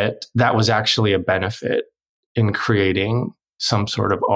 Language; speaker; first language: English; early bilingual, other home language; Korean